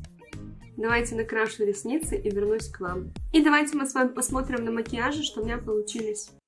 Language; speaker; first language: Russian; native; Russian